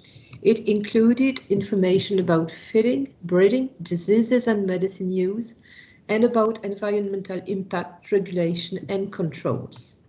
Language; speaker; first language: English; non-native, fluent; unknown